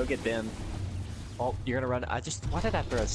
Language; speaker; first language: English; native; English